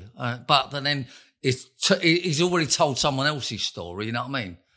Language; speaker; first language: English; native; English